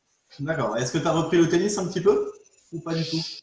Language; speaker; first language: French; native; French